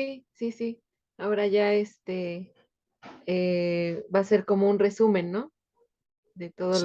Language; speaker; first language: Spanish; native; Spanish